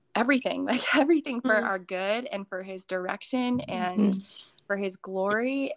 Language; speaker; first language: English; early bilingual, other home language; Hindi